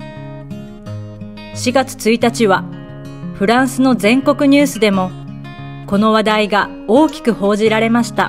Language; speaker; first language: Japanese; native; Japanese